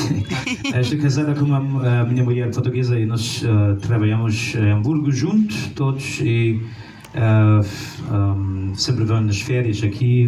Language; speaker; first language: Portuguese; non-native, learner; German